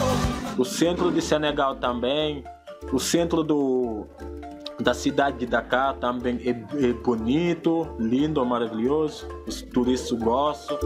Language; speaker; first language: Portuguese; non-native, fluent; Wolof